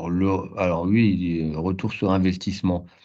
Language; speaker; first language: French; native; French